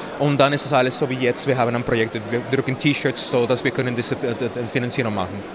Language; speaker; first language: German; non-native, learner; Spanish